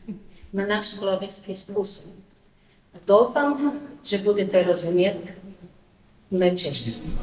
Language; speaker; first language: Czech; non-native, learner; Slovenian